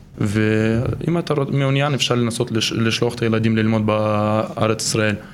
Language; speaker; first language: Hebrew; non-native, fluent; Russian